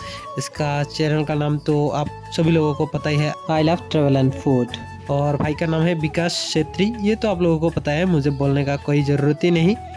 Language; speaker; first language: Hindi; non-native, local second language; Assamese